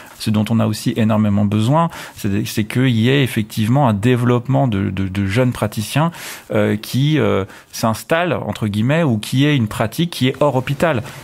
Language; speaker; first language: French; native; French